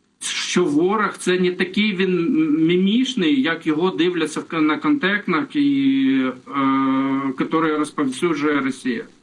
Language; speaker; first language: Ukrainian; non-native, local second language; Russian